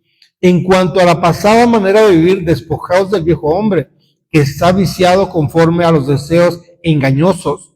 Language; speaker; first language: Spanish; native; Spanish